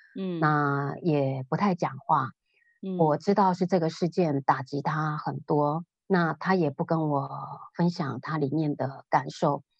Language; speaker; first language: Chinese; native; Chinese